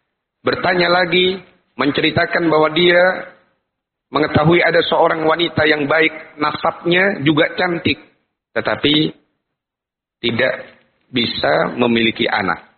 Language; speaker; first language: Indonesian; native; Indonesian